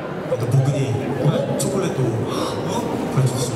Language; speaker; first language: Japanese; non-native, learner; Korean